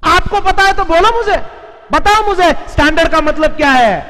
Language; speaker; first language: Hindi; non-native, local second language; Marathi